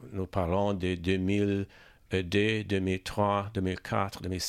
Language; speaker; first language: French; non-native, learner; Italian